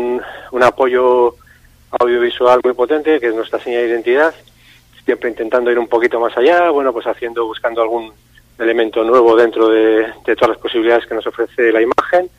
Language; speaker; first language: Spanish; native; Spanish